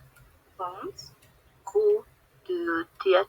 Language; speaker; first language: French; non-native, learner; Spanish